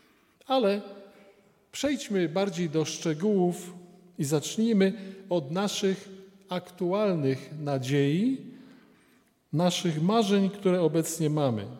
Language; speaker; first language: Polish; native; Polish